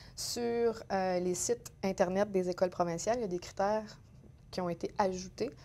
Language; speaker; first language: French; native; French